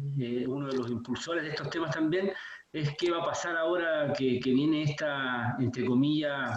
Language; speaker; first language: Spanish; native; Spanish